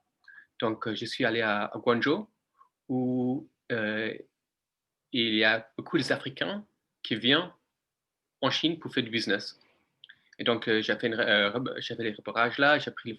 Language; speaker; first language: French; non-native, fluent; English